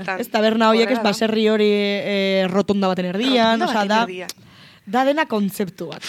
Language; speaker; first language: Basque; non-native, local second language; Spanish